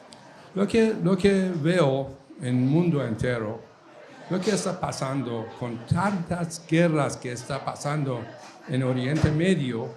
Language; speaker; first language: Spanish; non-native, fluent; Persian